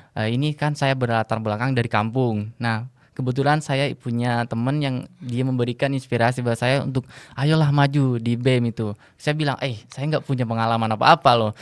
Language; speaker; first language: Indonesian; non-native, local second language; Madurese